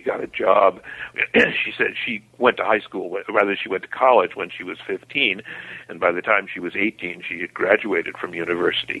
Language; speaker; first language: English; native; English